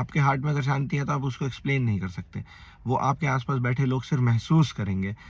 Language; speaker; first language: Hindi; native; Hindi